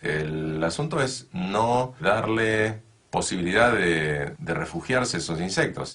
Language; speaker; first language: Spanish; native; Spanish